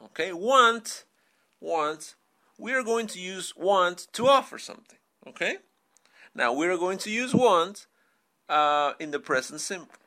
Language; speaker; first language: English; non-native, fluent; Spanish